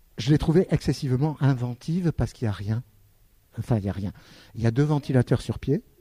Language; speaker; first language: French; native; French